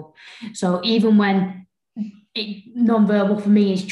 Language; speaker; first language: English; native; English